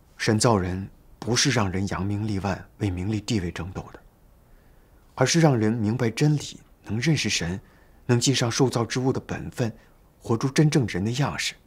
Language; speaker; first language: Chinese; native; Chinese